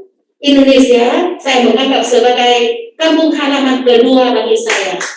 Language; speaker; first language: Indonesian; non-native, fluent; Vietnamese